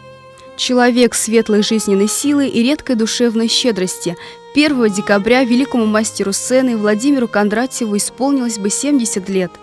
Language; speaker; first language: Russian; native; Russian